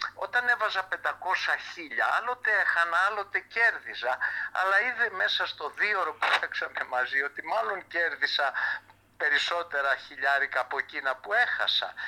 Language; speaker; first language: Greek; early bilingual, heritage; Greek